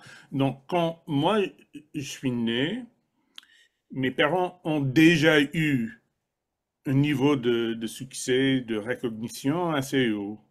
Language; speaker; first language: French; non-native, fluent; English